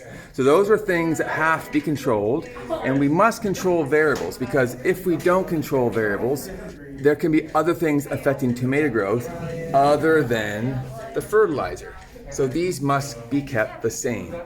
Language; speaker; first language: English; native; English